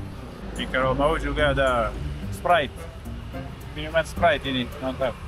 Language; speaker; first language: Indonesian; non-native, learner; French